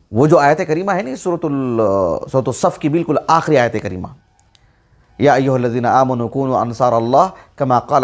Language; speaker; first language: Urdu; native; Urdu